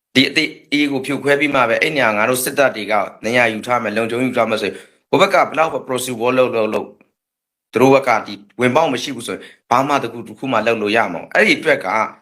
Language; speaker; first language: Burmese; native; Burmese